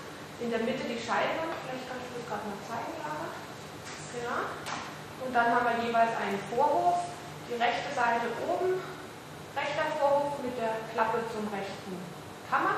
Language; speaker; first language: German; native; German